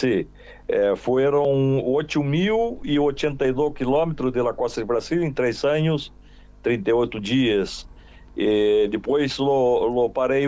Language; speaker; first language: Spanish; non-native, learner; Portuguese